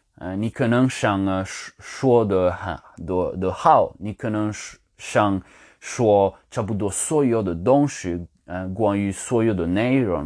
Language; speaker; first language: Chinese; non-native, learner; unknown